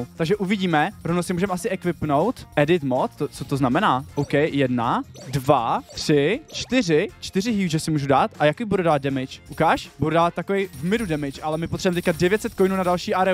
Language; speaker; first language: Czech; native; Czech